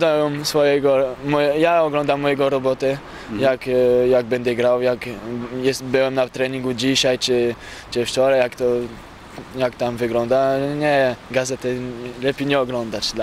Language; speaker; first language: Polish; early bilingual, heritage; French